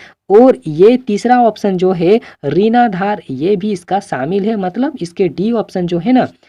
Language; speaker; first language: Hindi; native; Hindi